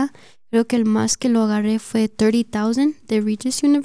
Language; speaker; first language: Spanish; early bilingual, heritage; Spanish